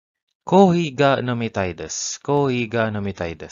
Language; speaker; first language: Japanese; non-native, learner; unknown